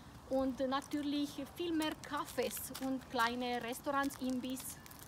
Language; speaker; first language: German; non-native, fluent; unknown